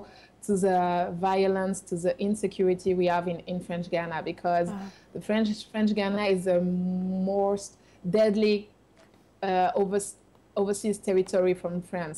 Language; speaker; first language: English; non-native, fluent; French